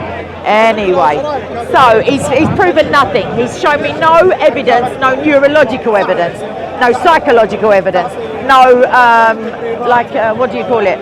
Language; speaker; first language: English; native; English